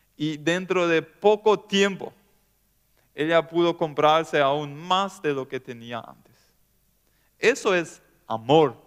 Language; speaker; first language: Spanish; non-native, local second language; German